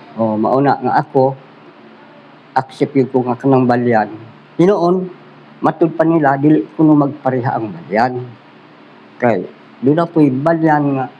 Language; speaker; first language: Cebuano; non-native, local second language; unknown